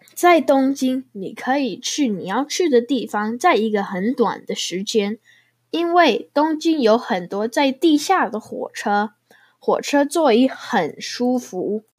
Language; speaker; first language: Chinese; non-native, learner; English